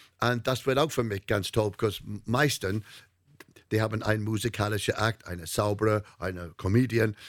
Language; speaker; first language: German; non-native, learner; English